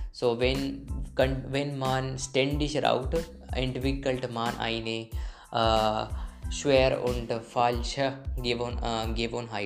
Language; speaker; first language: German; non-native, learner; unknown